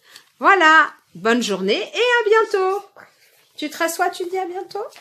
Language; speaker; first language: French; native; French